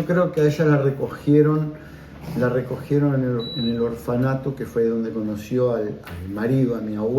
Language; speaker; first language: Spanish; native; Spanish